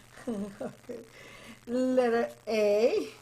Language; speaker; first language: English; non-native, learner; Spanish